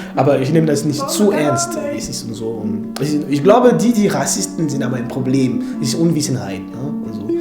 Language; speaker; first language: German; non-native, fluent; French